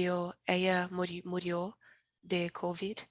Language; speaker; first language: Spanish; non-native, learner; Portuguese